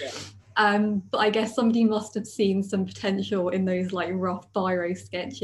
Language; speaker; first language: English; native; English